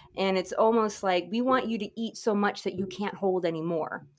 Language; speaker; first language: English; early bilingual, other home language; Filipino